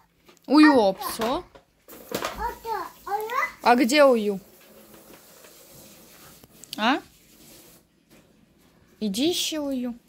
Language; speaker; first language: Russian; native; Russian